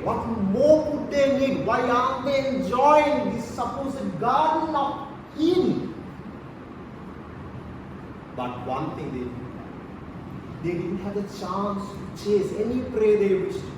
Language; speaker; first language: English; non-native, local second language; Sinhala